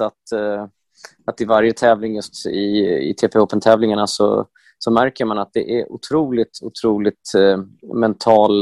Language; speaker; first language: Swedish; native; Swedish